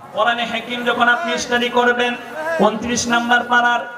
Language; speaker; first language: Bangla; non-native, local second language; Assamese